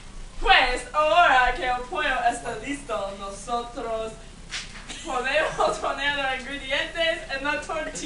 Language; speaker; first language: Spanish; non-native, learner; English